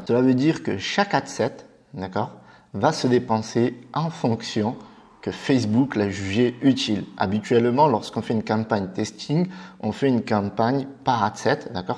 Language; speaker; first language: French; native; French